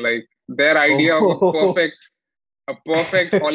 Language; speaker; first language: English; non-native, local second language; Malayalam